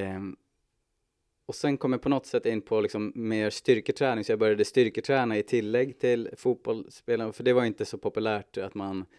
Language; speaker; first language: Swedish; native; Swedish